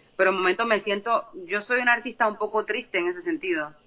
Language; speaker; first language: Spanish; native; Spanish